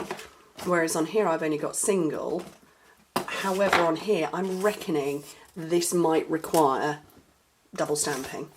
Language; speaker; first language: English; native; English